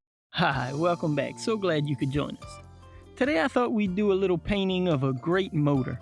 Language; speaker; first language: English; native; English